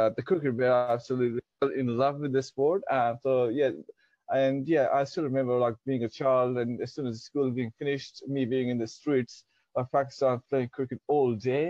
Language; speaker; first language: English; non-native, local second language; Persian